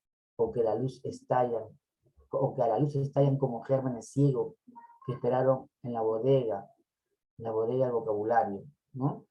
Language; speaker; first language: Spanish; native; Spanish